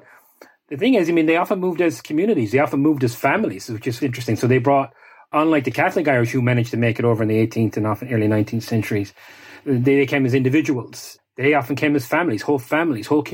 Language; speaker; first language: English; native; English